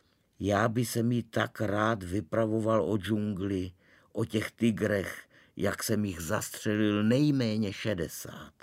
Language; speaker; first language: Czech; native; Czech